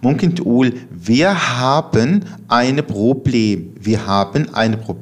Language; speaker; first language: German; non-native, fluent; Arabic